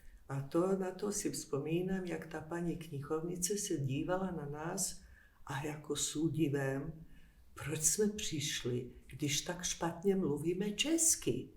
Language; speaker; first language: Czech; non-native, fluent; Bosnian